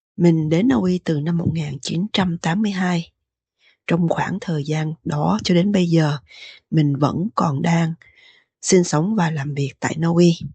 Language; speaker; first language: Vietnamese; native; Vietnamese